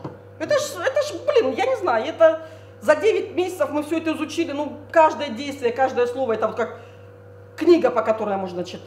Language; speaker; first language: Russian; native; Russian